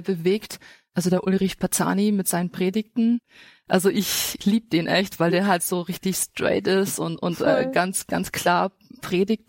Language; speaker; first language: German; native; German